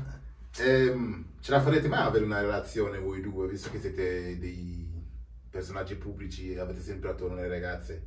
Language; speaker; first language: Italian; native; Italian